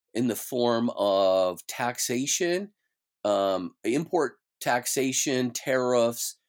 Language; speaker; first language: English; native; English